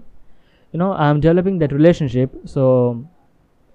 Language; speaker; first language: English; non-native, local second language; Telugu